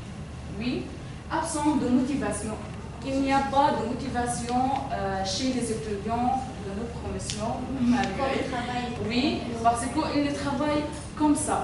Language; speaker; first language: French; non-native, fluent; Arabic